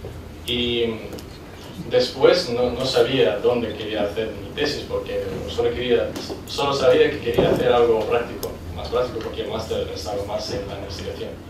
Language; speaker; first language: Spanish; non-native, fluent; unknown